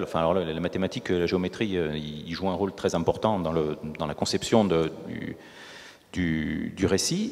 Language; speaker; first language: French; native; French